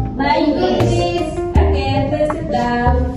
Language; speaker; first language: English; non-native, fluent; Indonesian